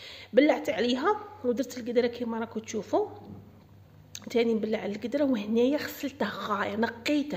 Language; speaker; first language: Arabic; native; Arabic